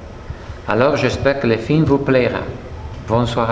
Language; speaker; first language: French; non-native, learner; Spanish